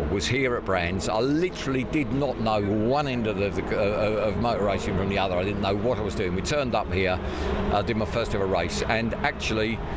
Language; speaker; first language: English; native; English